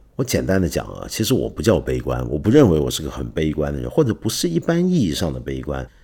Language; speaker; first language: Chinese; non-native, local second language; Cantonese